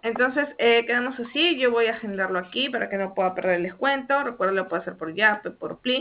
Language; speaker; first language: Spanish; native; Spanish